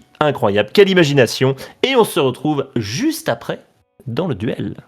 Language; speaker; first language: French; native; French